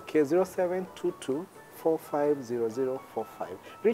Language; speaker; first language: English; non-native, local second language; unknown